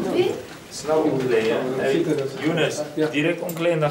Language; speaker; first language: Dutch; native; Dutch